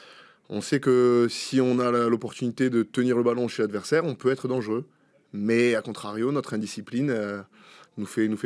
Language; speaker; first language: French; native; French